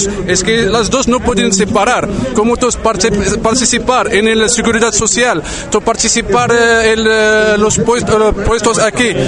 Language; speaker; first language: Spanish; non-native, learner; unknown